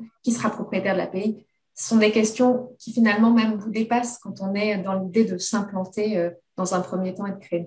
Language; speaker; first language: French; native; French